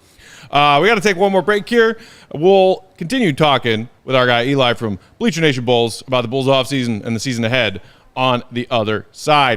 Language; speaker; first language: English; native; English